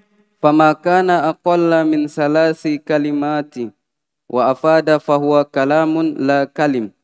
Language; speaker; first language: Arabic; non-native, learner; Indonesian